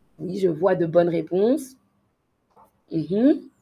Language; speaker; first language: French; native; French